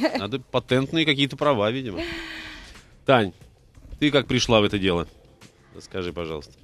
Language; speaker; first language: Russian; native; Russian